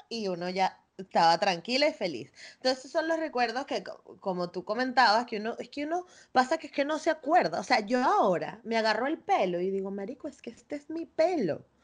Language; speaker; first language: Spanish; native; Spanish